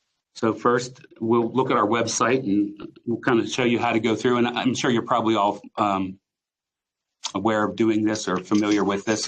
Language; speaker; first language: English; native; English